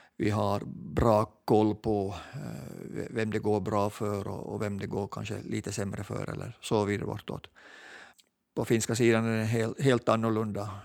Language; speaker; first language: Swedish; native; Swedish